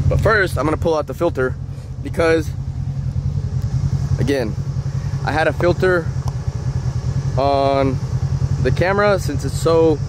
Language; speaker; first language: English; early bilingual, other home language; Spanish